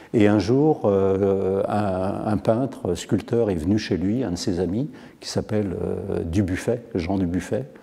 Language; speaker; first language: French; native; French